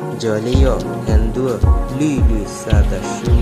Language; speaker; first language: Chinese; non-native, learner; Bangla